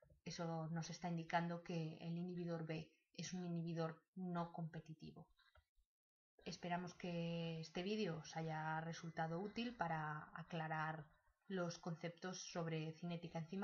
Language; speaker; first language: Spanish; native; Spanish